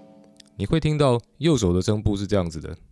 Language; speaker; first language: Chinese; native; Chinese